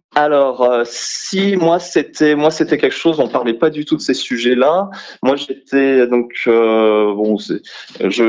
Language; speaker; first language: French; native; French